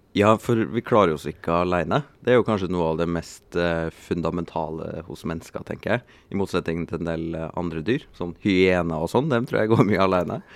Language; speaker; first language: Norwegian; native; Norwegian